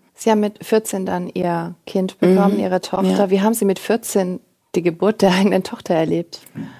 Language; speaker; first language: German; native; German